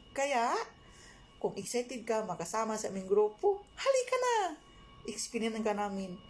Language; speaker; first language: Filipino; non-native, local second language; Cebuano